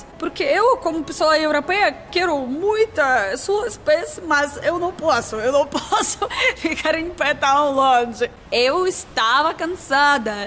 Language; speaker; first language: Portuguese; non-native, learner; Russian